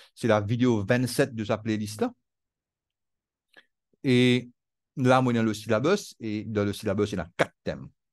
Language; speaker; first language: French; non-native, local second language; Morisyen